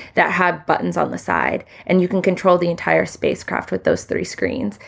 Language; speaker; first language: English; early bilingual, other home language; Hindi